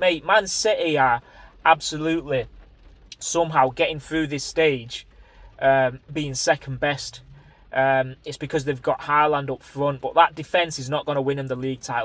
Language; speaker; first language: English; native; English